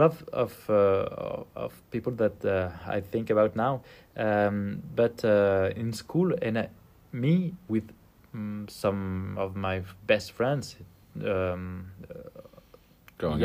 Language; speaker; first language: English; non-native, fluent; French